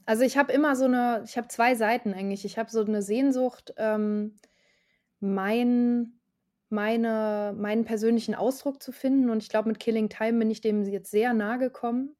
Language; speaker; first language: German; native; German